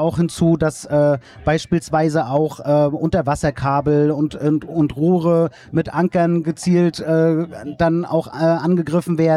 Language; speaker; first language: German; native; German